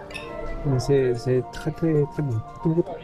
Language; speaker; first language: French; non-native, fluent; Spanish